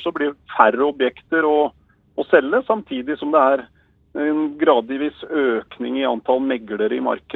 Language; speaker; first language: Norwegian; native; Norwegian